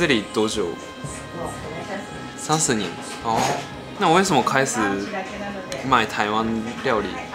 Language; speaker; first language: Chinese; early bilingual, heritage; Japanese